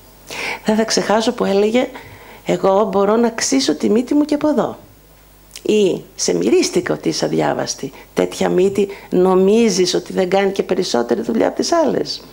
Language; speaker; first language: Greek; native; Greek